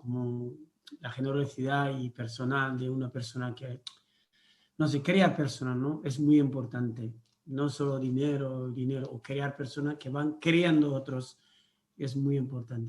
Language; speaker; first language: Spanish; non-native, learner; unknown